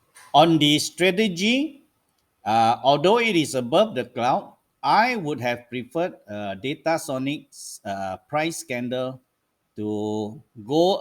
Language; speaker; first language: English; non-native, local second language; Malay